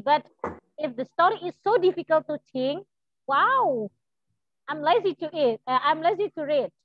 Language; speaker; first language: English; non-native, learner; Indonesian